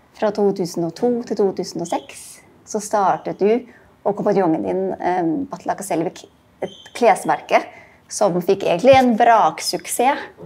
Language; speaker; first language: Norwegian; native; Norwegian